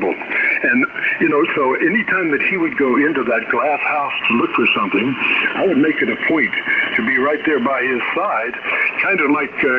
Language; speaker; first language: English; native; English